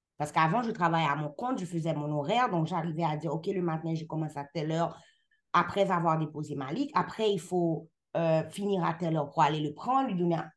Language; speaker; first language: French; non-native, local second language; Haitian Creole